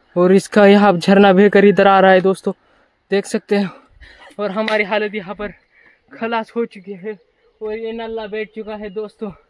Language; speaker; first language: Hindi; non-native, local second language; Marathi